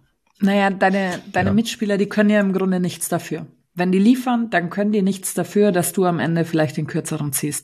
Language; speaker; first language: German; native; German